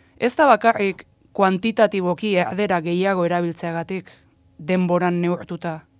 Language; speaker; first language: Basque; native; Basque